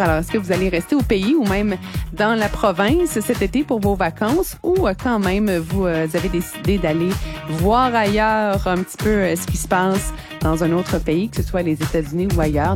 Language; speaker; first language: French; native; French